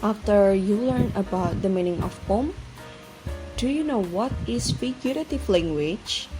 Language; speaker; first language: English; non-native, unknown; Indonesian